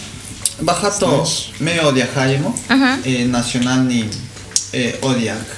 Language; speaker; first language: Ukrainian; non-native, learner; Spanish